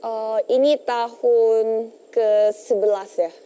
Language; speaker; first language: Indonesian; non-native, fluent; Korean